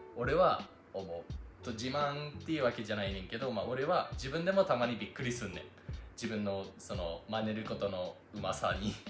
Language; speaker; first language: Japanese; non-native, fluent; English